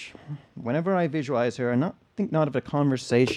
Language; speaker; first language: English; native; English